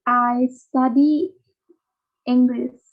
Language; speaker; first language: English; non-native, learner; Indonesian